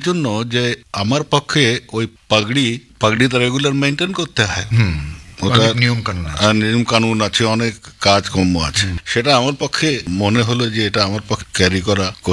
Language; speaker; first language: Bangla; native; Bangla